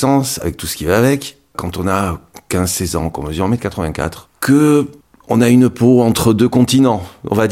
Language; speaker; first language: French; native; French